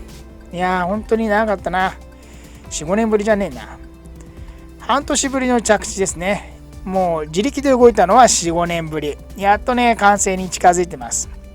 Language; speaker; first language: Japanese; native; Japanese